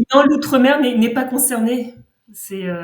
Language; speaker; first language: French; native; French